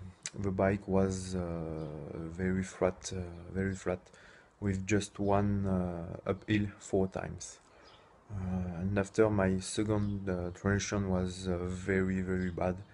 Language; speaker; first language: English; non-native, fluent; French